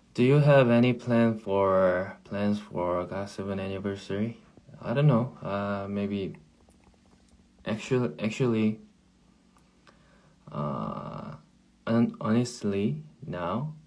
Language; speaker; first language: English; non-native, learner; Korean